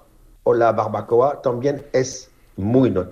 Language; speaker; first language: Spanish; non-native, fluent; French